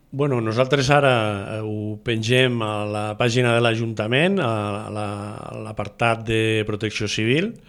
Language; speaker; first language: Catalan; native; Catalan